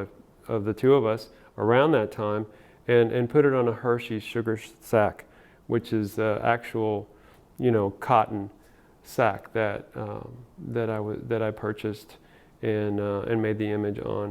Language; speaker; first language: English; early bilingual, other home language; Spanish